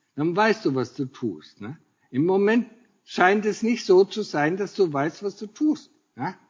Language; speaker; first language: German; native; German